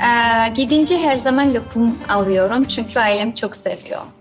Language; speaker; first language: Turkish; non-native, learner; Georgian